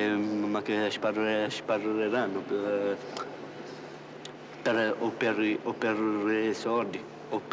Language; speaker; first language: Italian; non-native, learner; French